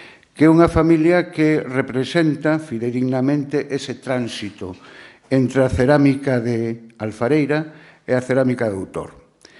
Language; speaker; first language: Galician; non-native, local second language; Spanish